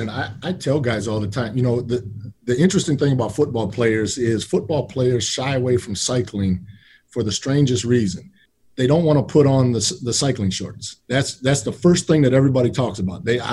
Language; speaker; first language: English; native; English